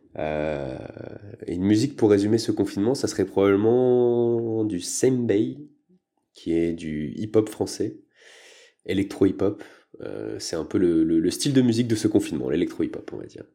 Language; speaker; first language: French; native; French